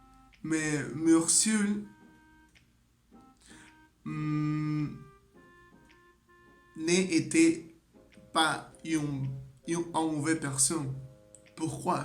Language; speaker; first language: French; non-native, learner; Spanish